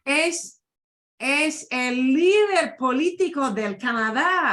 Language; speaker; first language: Spanish; non-native, fluent; English